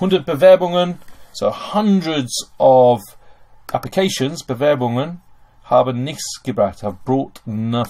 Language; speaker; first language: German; non-native, fluent; English